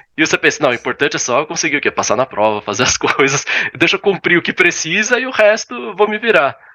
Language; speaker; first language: Portuguese; early bilingual, other home language; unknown